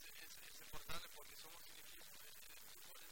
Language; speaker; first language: Spanish; non-native, learner; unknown